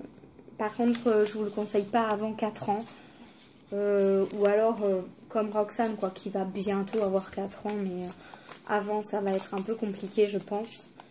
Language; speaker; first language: French; native; French